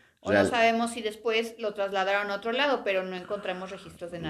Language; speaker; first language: Spanish; native; Spanish